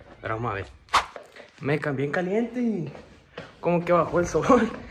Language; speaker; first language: Spanish; early bilingual, heritage; Spanish